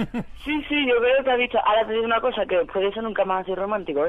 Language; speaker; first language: Spanish; native; Spanish